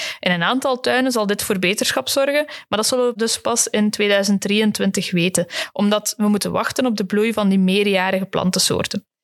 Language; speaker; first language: Dutch; native; Dutch